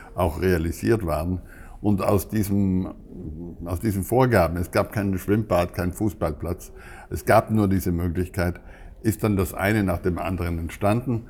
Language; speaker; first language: German; native; German